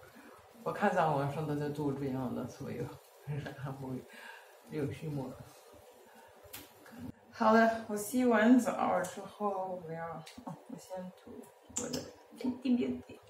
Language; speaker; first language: Chinese; non-native, fluent; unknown